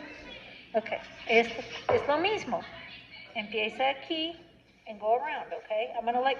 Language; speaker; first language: Spanish; non-native, learner; English